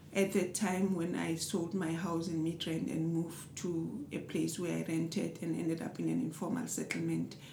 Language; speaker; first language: English; non-native, local second language; Southern Sotho